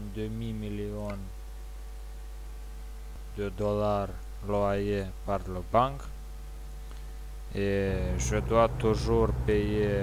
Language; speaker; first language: French; non-native, learner; Romanian